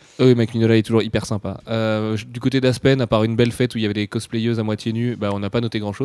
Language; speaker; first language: French; native; French